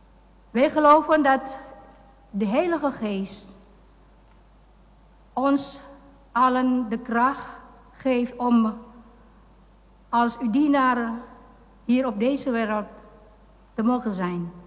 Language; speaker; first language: Dutch; non-native, fluent; Indonesian